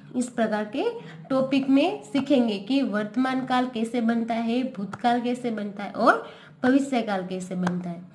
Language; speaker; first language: Hindi; non-native, local second language; Gujarati